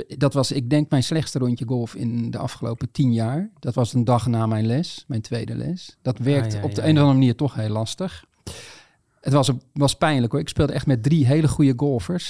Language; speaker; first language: Dutch; native; Dutch